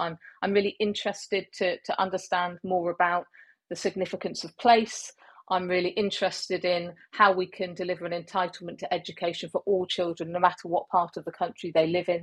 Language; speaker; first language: English; native; English